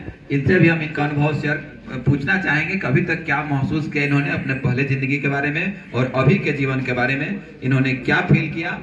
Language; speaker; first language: Hindi; native; Hindi